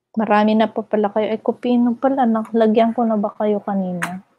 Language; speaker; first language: Filipino; non-native, local second language; Iloko